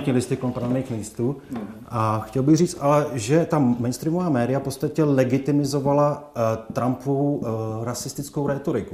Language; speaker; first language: Czech; native; Czech